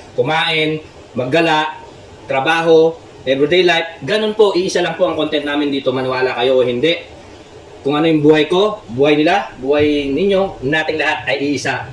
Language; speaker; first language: Filipino; non-native, local second language; Pampanga